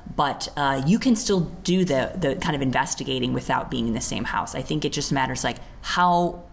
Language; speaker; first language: English; native; English